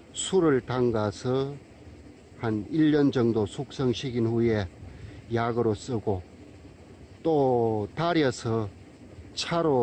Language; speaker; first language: Korean; native; Korean